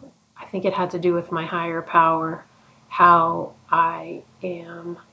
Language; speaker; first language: English; native; English